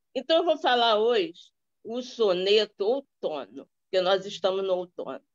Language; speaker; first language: Portuguese; native; Portuguese